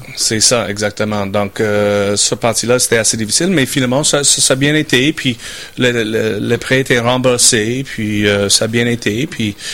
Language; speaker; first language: French; non-native, fluent; English